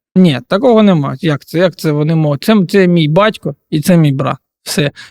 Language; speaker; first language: Ukrainian; non-native, local second language; Russian